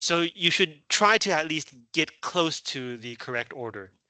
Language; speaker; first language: English; non-native, fluent; Chinese